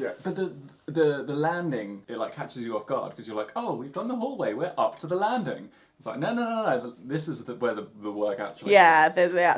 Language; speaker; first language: English; native; English